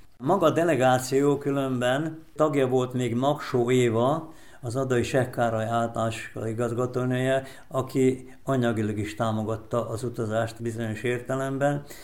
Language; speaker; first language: Hungarian; native; Hungarian